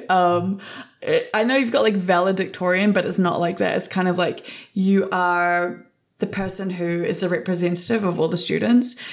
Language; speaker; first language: English; native; English